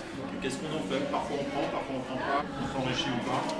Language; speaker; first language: French; native; French